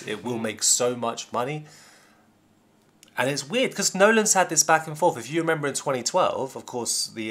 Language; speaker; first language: English; native; English